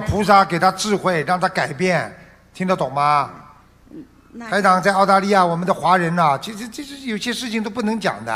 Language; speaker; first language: Chinese; non-native, local second language; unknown